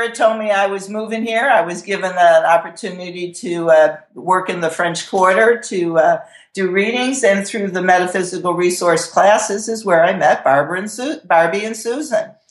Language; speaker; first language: English; native; English